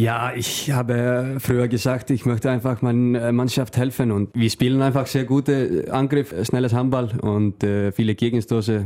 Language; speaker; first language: German; non-native, learner; Icelandic